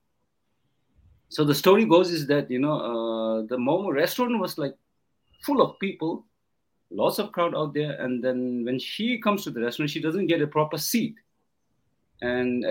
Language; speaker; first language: English; non-native, local second language; Tibetan